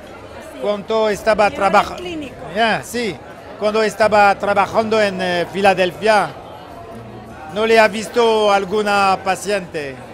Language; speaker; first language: Spanish; non-native, learner; French